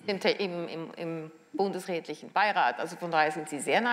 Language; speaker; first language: German; native; German